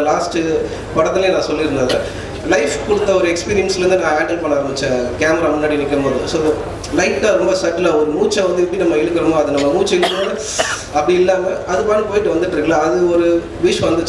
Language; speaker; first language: Tamil; native; Tamil